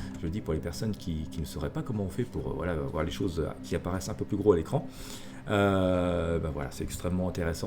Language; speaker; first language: French; native; French